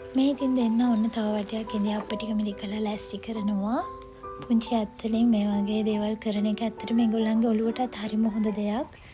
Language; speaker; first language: Sinhala; native; Sinhala